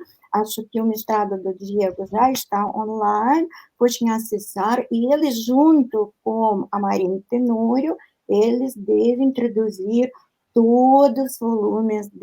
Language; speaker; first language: Portuguese; non-native, fluent; Russian